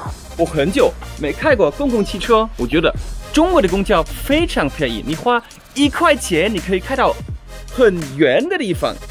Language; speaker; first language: Chinese; non-native, fluent; German